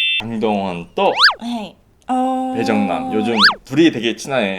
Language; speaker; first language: Korean; native; Korean